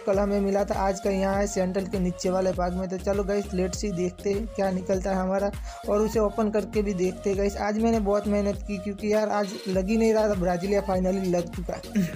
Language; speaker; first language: Hindi; native; Hindi